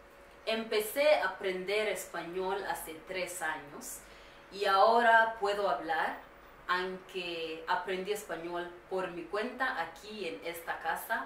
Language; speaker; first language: Spanish; non-native, learner; Swahili